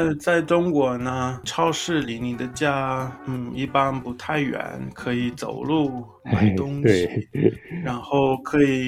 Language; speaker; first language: Chinese; non-native, fluent; English